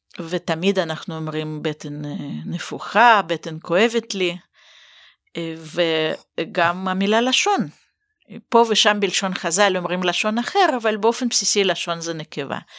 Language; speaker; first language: Hebrew; native; Hebrew